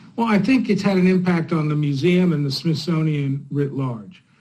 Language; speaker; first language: English; native; English